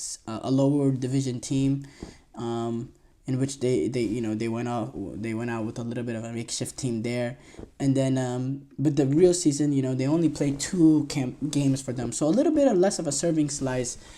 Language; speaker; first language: English; native; English